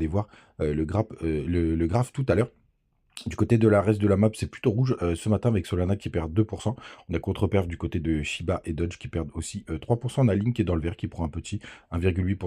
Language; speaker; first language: French; native; French